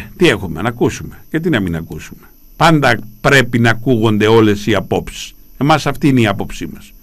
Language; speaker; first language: Greek; native; Greek